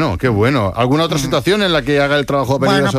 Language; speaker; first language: Spanish; native; Spanish